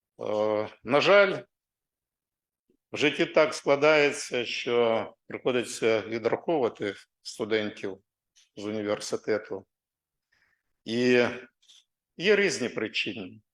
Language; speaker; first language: Ukrainian; non-native, local second language; Russian